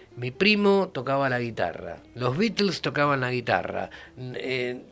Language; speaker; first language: Spanish; native; Spanish